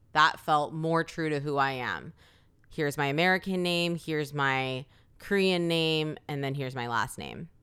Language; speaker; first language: English; early bilingual, other home language; Korean